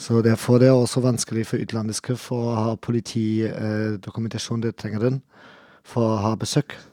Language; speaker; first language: Norwegian; non-native, learner; German